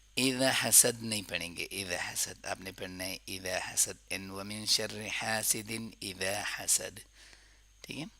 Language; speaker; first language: Urdu; non-native, local second language; Pashto